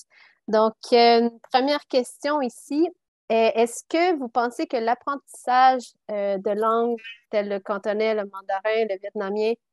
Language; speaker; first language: French; native; French